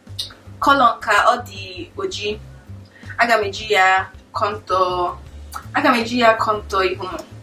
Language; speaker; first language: Igbo; early bilingual, heritage; English